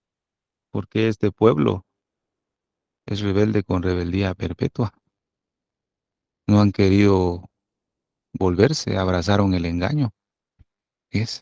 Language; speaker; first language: Spanish; native; Spanish